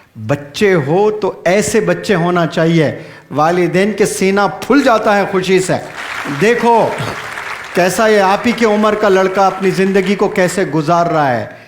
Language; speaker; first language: Urdu; native; Urdu